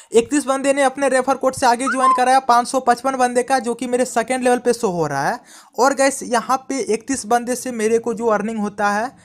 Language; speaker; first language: Hindi; non-native, local second language; Punjabi